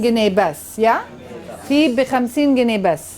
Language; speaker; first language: Arabic; non-native, fluent; English